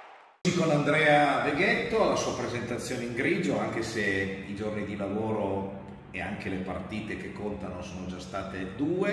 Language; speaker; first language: Italian; native; Italian